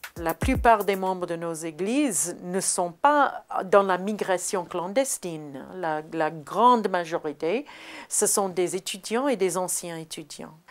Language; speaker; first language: French; non-native, fluent; English